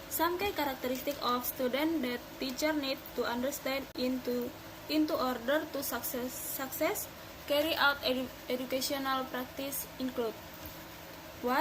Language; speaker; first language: English; non-native, learner; Indonesian